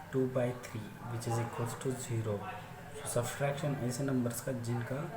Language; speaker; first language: Hindi; non-native, local second language; Marathi